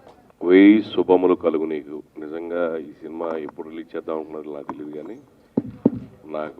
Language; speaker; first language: Telugu; native; Telugu